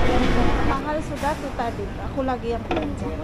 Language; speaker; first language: Indonesian; non-native, learner; Filipino